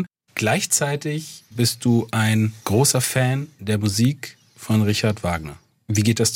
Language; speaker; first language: German; native; German